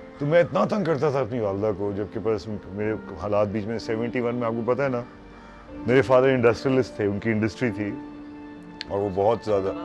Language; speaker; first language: Urdu; non-native, local second language; Punjabi